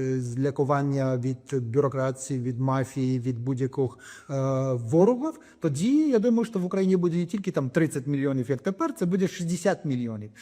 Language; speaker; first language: Ukrainian; early bilingual, heritage; Ukrainian